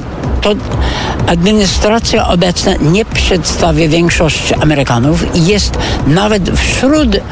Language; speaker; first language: Polish; non-native, fluent; English